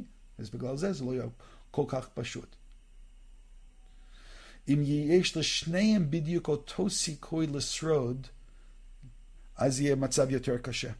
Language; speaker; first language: Hebrew; non-native, fluent; English